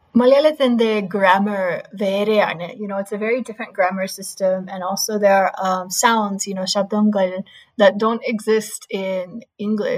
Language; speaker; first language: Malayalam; non-native, learner; English